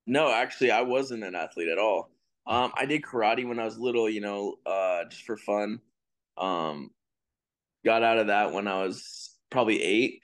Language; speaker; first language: English; native; English